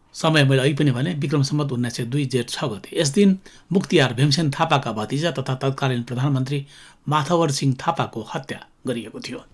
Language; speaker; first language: Nepali; native; Nepali